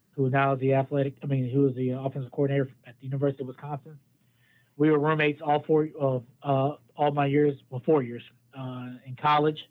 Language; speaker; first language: English; native; English